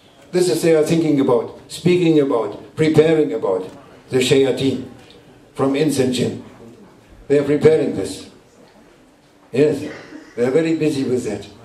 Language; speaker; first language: English; non-native, fluent; German